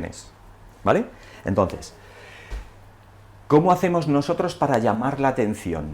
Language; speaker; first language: Spanish; native; Spanish